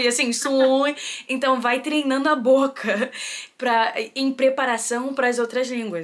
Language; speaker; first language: Portuguese; early bilingual, heritage; Portuguese